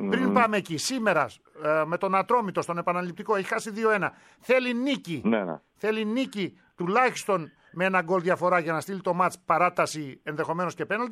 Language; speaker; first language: Greek; native; Greek